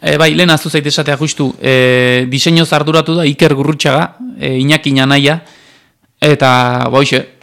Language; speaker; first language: Basque; native; Basque